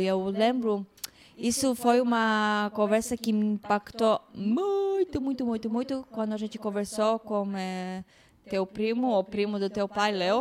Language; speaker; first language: Portuguese; non-native, fluent; Hebrew